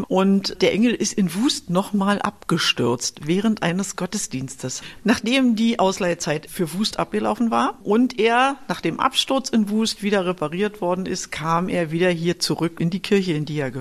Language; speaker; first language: German; native; German